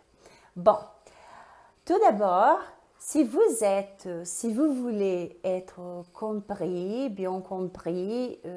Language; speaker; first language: French; non-native, fluent; Portuguese